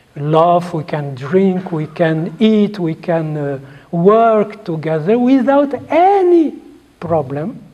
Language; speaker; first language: English; non-native, fluent; Arabic